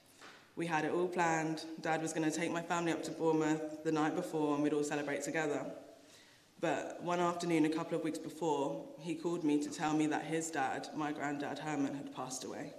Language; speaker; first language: English; native; English